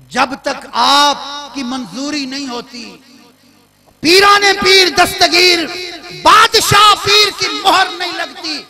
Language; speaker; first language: Urdu; non-native, local second language; Sindhi